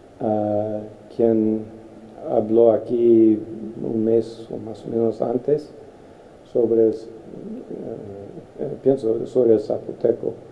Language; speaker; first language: Spanish; non-native, fluent; English